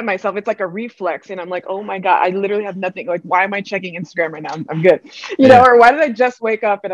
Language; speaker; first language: English; native; English